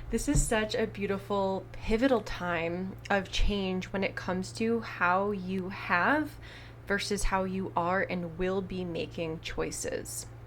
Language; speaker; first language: English; native; English